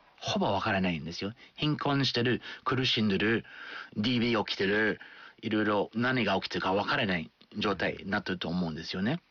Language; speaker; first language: Japanese; non-native, fluent; English